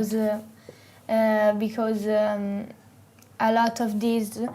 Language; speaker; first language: English; non-native, learner; Italian